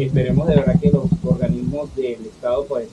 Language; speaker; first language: Spanish; native; Spanish